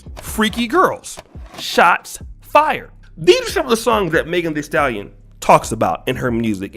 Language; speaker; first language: English; native; English